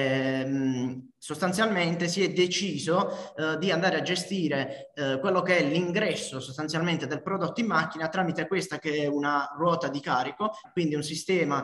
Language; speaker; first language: Italian; native; Italian